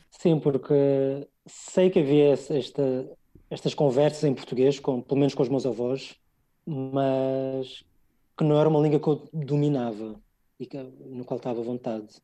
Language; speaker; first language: Portuguese; early bilingual, other home language; English